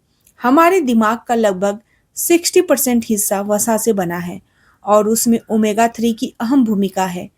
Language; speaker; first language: Hindi; native; Hindi